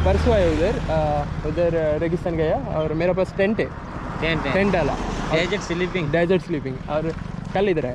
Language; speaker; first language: Hindi; non-native, local second language; Malayalam